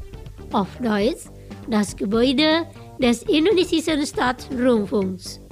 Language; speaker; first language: German; non-native, fluent; Indonesian